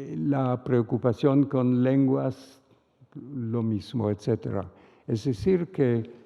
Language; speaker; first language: Spanish; non-native, fluent; Hebrew